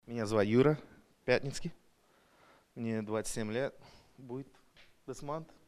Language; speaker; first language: Russian; early bilingual, heritage; Russian